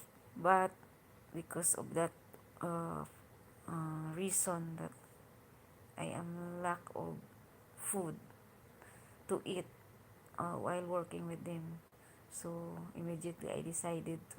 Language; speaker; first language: English; non-native, learner; Hiligaynon